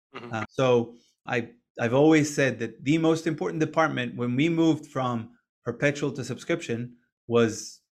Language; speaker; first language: English; non-native, fluent; Hebrew